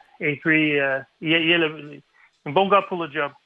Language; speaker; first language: French; non-native, learner; English